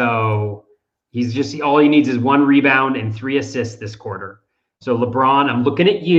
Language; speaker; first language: English; native; English